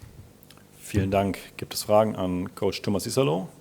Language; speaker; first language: German; native; German